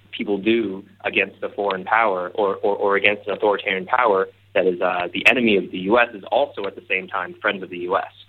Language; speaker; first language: English; non-native, local second language; Cantonese